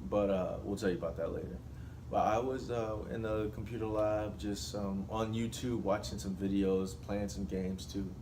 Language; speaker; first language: English; native; English